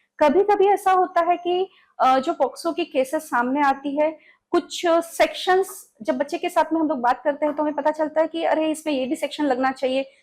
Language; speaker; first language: Hindi; non-native, local second language; Marathi